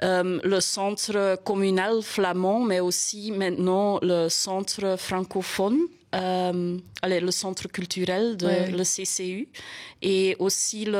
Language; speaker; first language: French; non-native, local second language; Dutch